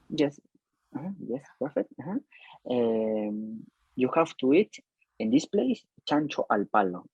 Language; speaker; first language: English; non-native, learner; Spanish